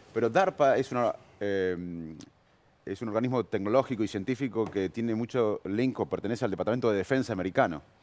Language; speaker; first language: Spanish; native; Spanish